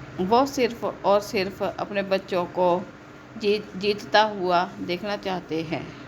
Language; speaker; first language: Hindi; non-native, local second language; Punjabi